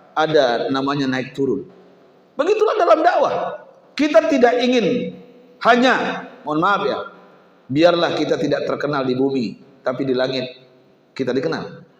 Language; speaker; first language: Indonesian; native; Indonesian